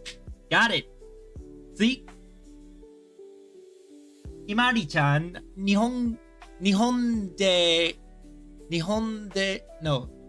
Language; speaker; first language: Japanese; non-native, learner; English